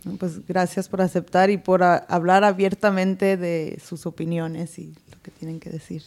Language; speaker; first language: Spanish; early bilingual, heritage; Spanish